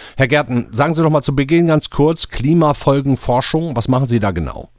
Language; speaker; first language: German; native; German